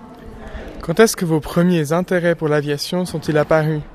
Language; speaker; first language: French; native; French